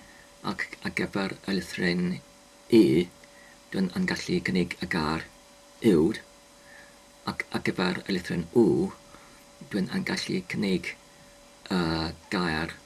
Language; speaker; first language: Welsh; non-native, learner; English